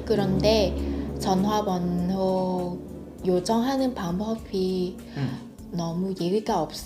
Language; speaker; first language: Korean; non-native, fluent; Vietnamese